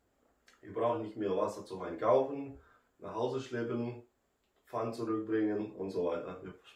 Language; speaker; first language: German; non-native, learner; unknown